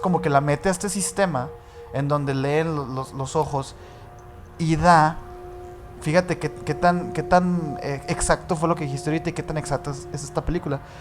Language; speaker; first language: Spanish; native; Spanish